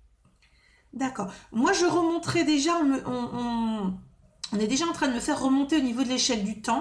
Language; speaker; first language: French; native; French